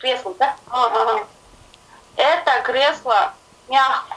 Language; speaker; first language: Russian; non-native, learner; Kazakh